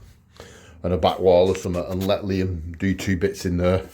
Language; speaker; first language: English; native; English